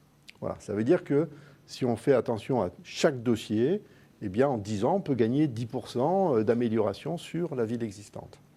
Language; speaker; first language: French; native; French